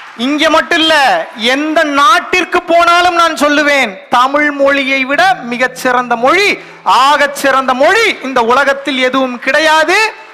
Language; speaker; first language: Tamil; non-native, local second language; Telugu